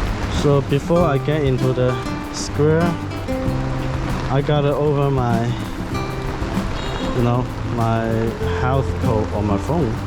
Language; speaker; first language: English; non-native, fluent; Chinese